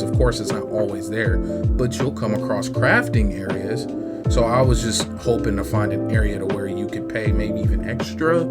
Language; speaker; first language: English; native; English